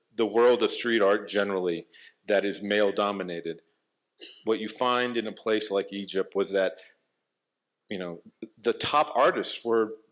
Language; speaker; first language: English; native; English